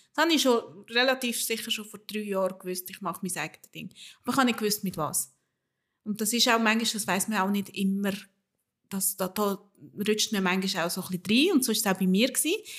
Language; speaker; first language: German; early bilingual, other home language; Spanish